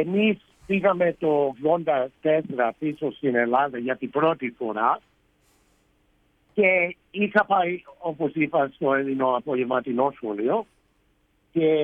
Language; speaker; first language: Greek; early bilingual, heritage; Greek